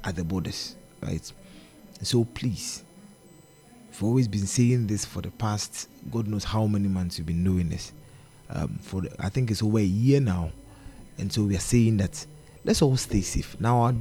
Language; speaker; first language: English; non-native, local second language; Akan